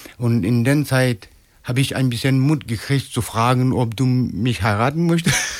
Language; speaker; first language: German; non-native, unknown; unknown